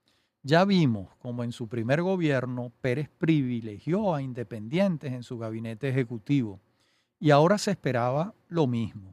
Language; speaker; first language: Spanish; native; Spanish